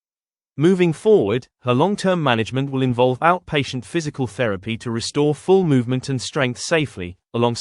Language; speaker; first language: English; non-native, fluent; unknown